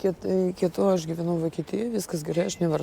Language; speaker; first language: Lithuanian; early bilingual, other home language; Russian